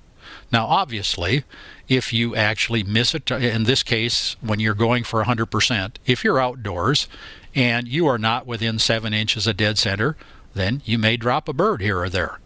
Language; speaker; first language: English; native; English